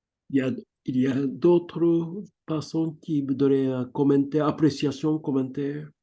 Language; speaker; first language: French; non-native, fluent; Japanese